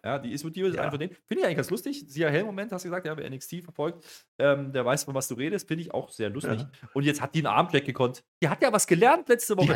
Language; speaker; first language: German; native; German